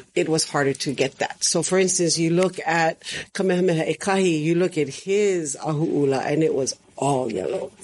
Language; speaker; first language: English; native; English